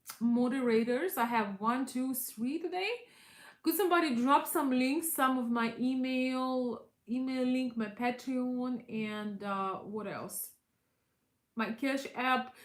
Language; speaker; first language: English; non-native, fluent; Russian